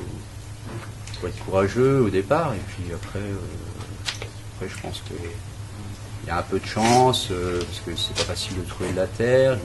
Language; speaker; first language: French; native; French